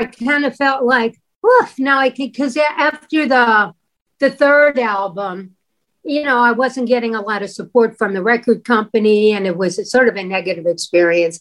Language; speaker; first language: English; native; English